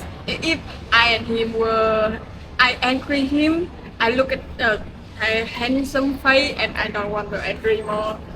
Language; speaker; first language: English; non-native, learner; Vietnamese